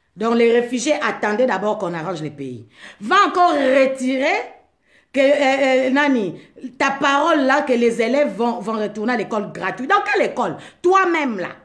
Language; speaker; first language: French; non-native, local second language; Lingala